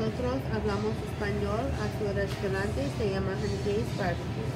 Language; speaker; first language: Spanish; non-native, learner; English